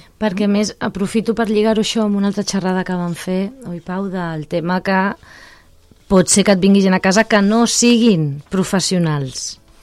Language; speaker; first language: Catalan; native; Catalan